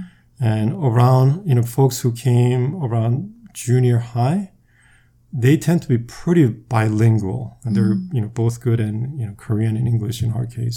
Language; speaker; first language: English; non-native, fluent; Korean